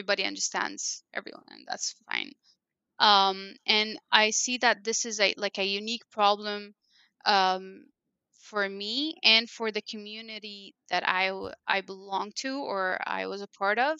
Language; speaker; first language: English; non-native, fluent; Arabic